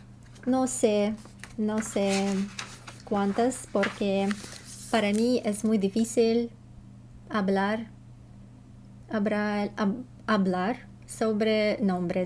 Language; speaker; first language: Spanish; non-native, learner; Russian